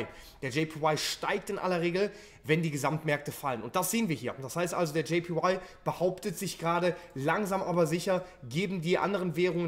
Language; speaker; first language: German; native; German